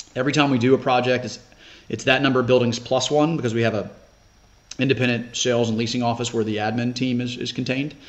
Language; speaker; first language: English; native; English